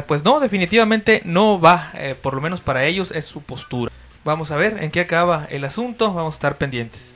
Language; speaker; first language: Spanish; native; Spanish